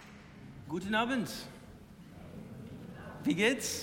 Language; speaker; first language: German; non-native, learner; English